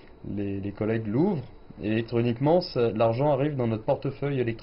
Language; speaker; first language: French; native; French